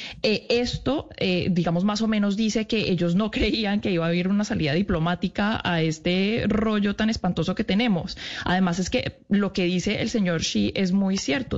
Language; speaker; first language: Spanish; native; Spanish